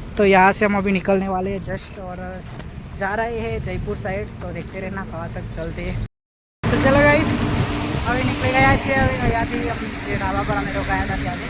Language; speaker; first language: Hindi; non-native, local second language; Gujarati